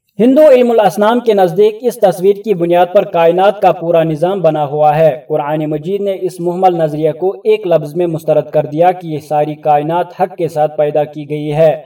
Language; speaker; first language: Urdu; native; Urdu